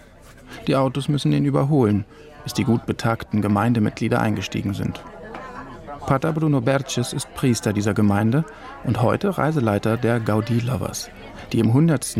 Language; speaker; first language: German; native; German